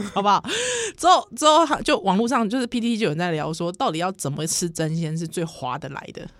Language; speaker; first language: Chinese; native; Chinese